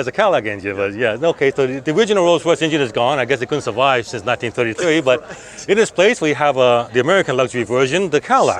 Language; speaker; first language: English; native; English